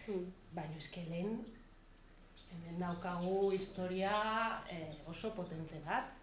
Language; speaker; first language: Basque; non-native, fluent; Catalan